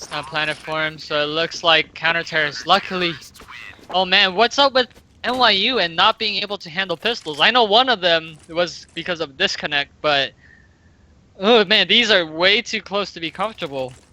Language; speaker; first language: English; native; English